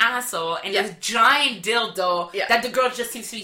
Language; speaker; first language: English; non-native, fluent; French